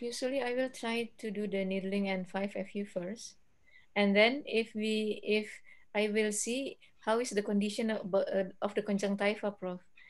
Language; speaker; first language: English; non-native, fluent; Indonesian